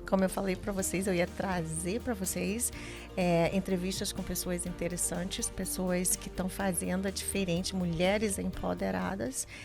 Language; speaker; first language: Portuguese; native; Portuguese